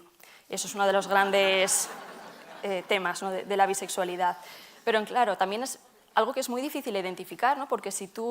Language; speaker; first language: Spanish; native; Spanish